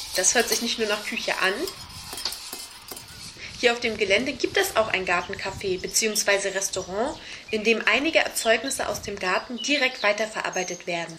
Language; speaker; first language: German; native; German